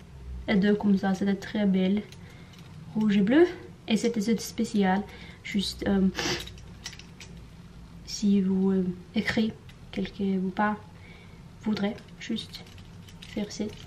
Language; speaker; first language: French; non-native, learner; Norwegian